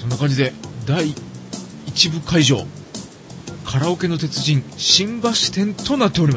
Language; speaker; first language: Japanese; native; Japanese